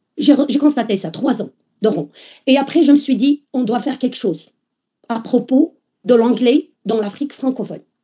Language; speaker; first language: French; non-native, local second language; Arabic